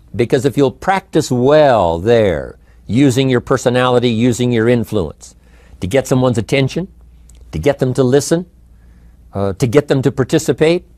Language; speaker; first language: English; native; English